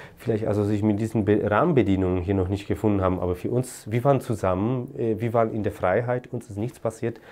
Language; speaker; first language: German; non-native, fluent; Polish